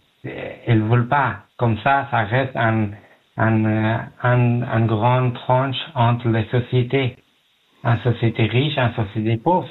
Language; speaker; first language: French; non-native, learner; Pashto